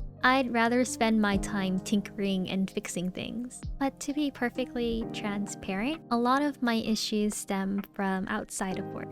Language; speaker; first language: English; native; English